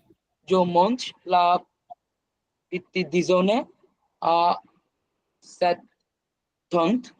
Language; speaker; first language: French; non-native, learner; Bangla